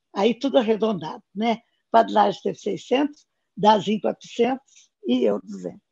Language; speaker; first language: Portuguese; native; Portuguese